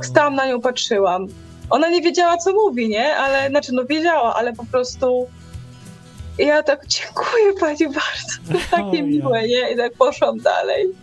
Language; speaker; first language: Polish; native; Polish